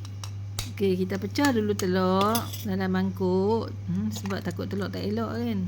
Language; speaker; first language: Malay; native; Malay